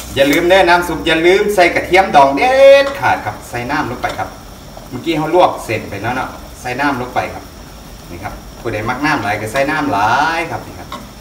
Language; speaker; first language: Thai; native; Thai